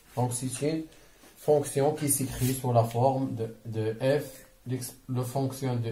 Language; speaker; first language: French; non-native, local second language; Arabic